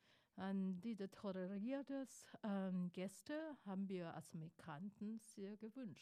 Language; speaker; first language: German; non-native, fluent; Chinese